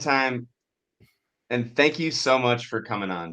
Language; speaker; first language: English; native; English